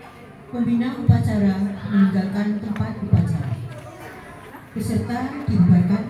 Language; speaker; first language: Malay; non-native, local second language; Javanese